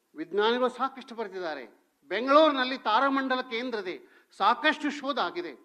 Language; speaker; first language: Kannada; non-native, local second language; Hindi